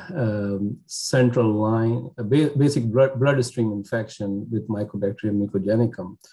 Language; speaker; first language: English; non-native, local second language; Urdu